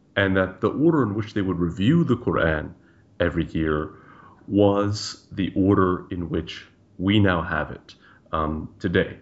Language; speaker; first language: English; native; English